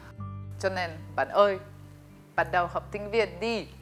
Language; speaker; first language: Vietnamese; non-native, fluent; Russian